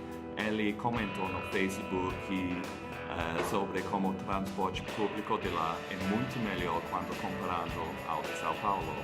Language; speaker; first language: Portuguese; non-native, fluent; English